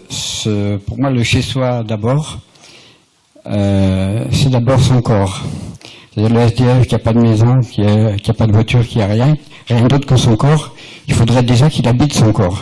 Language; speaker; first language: French; native; French